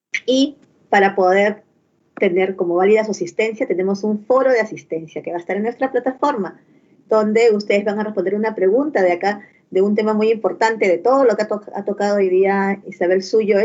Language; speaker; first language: Spanish; native; Spanish